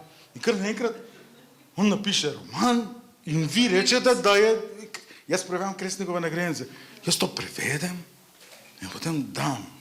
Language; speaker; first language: Slovenian; non-native, fluent; Macedonian